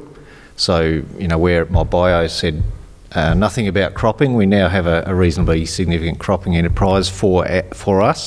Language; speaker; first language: English; native; English